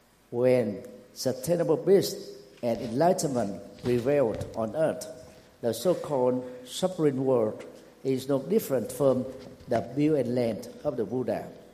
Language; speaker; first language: English; non-native, fluent; Vietnamese